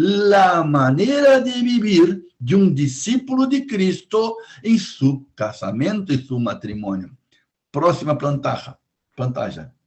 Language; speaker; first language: Spanish; non-native, fluent; Portuguese